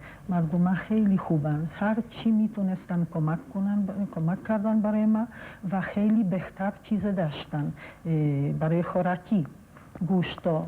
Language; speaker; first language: Persian; non-native, fluent; Polish